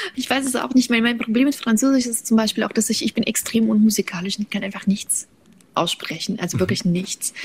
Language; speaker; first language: German; early bilingual, other home language; Russian